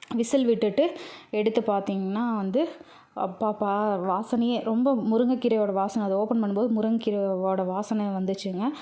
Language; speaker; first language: Tamil; native; Tamil